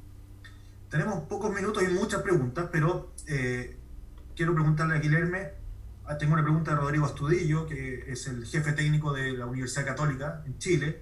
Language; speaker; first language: Spanish; native; Spanish